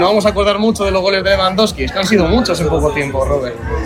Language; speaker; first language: Spanish; native; Spanish